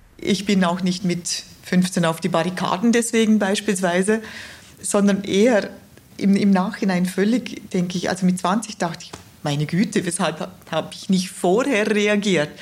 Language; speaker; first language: German; native; German